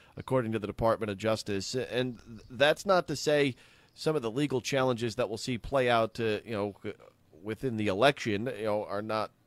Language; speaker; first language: English; native; English